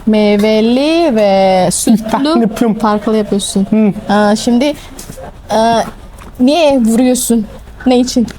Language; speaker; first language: Turkish; non-native, learner; Indonesian